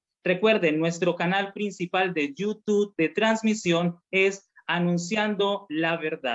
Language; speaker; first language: Spanish; native; Spanish